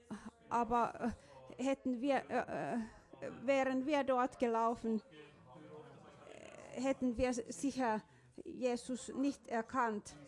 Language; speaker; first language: German; non-native, fluent; Finnish